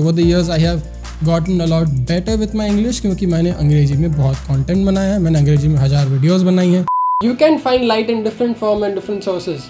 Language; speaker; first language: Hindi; non-native, local second language; Bangla